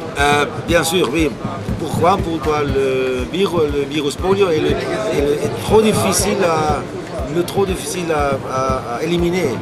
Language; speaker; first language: French; non-native, fluent; German